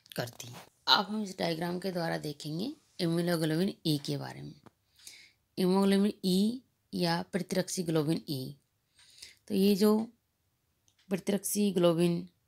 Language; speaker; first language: Hindi; native; Hindi